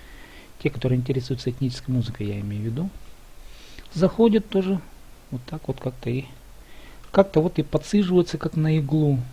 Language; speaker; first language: Russian; native; Russian